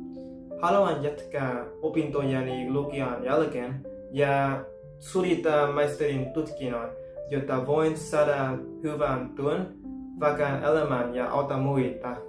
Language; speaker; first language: Finnish; non-native, fluent; Vietnamese